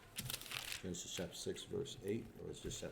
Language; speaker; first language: English; native; English